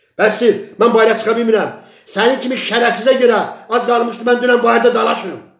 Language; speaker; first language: Azerbaijani; non-native, local second language; Talysh